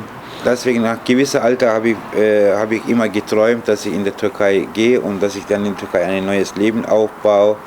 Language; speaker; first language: German; non-native, fluent; Turkish